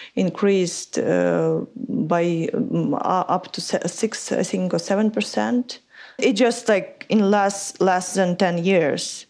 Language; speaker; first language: English; non-native, fluent; Ukrainian